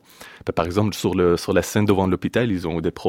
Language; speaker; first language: French; non-native, fluent; Persian